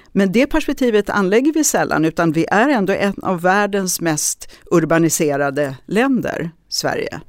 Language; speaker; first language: Swedish; native; Swedish